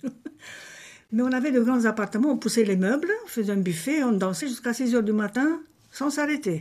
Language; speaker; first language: French; non-native, fluent; Romanian